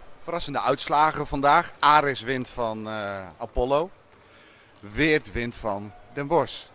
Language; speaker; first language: Dutch; native; Dutch